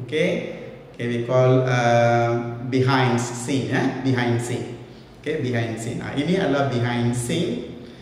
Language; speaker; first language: Malay; non-native, local second language; Tamil